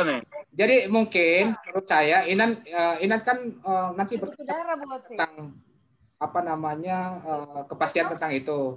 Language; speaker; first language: Indonesian; native; Indonesian